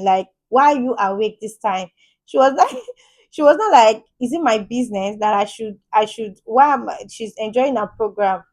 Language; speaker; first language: English; native; English